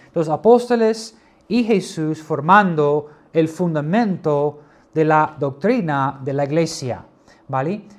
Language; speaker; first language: Spanish; non-native, fluent; English